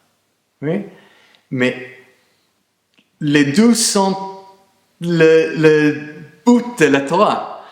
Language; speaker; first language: French; non-native, fluent; English